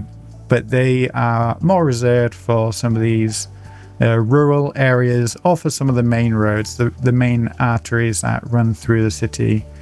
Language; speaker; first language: English; native; English